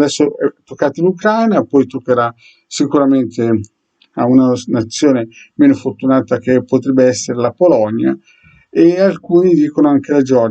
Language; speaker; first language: Italian; native; Italian